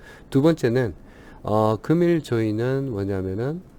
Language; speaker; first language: Korean; native; Korean